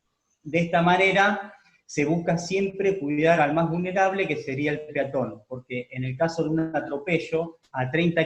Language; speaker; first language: Spanish; native; Spanish